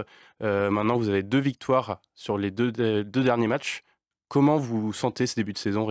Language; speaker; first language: French; native; French